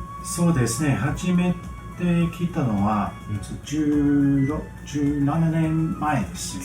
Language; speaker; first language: Japanese; non-native, fluent; English